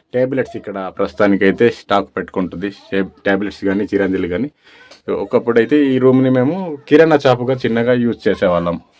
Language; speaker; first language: Telugu; non-native, local second language; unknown